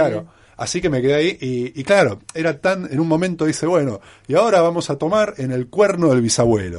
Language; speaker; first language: Spanish; native; Spanish